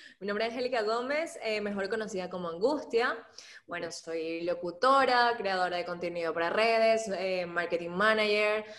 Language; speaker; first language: Spanish; native; Spanish